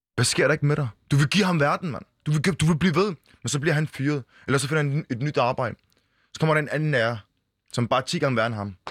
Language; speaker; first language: Danish; early bilingual, other home language; Arabic